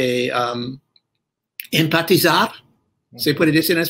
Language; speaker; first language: Spanish; non-native, fluent; English